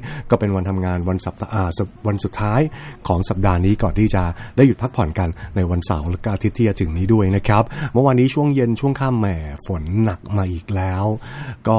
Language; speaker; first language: Thai; native; Thai